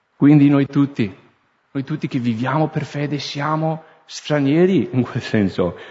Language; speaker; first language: Italian; non-native, fluent; English